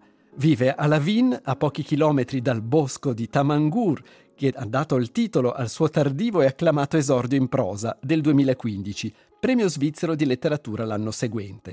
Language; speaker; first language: Italian; native; Italian